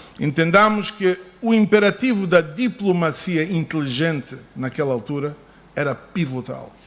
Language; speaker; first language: Portuguese; non-native, fluent; English